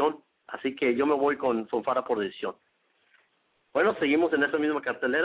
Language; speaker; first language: Spanish; native; Spanish